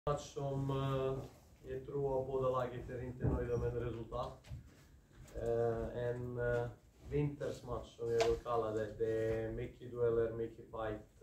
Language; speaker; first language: Swedish; non-native, fluent; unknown